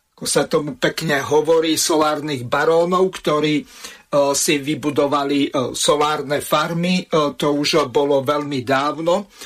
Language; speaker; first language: Slovak; native; Slovak